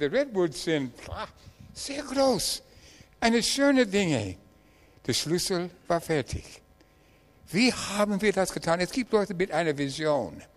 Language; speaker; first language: German; non-native, learner; English